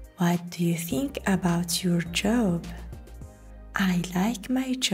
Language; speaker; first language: English; non-native, fluent; Arabic